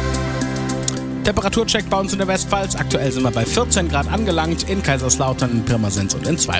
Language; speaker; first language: German; native; German